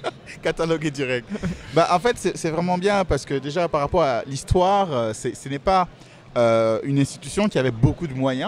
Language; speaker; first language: French; native; French